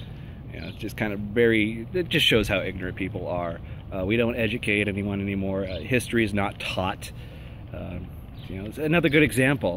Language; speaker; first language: English; native; English